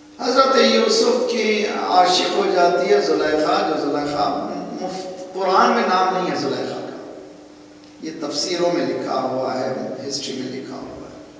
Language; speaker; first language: Urdu; native; Urdu